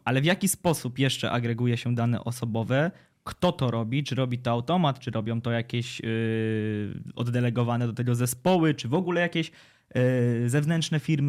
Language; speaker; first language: Polish; native; Polish